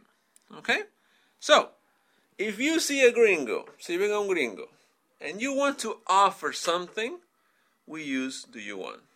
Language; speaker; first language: English; non-native, fluent; Spanish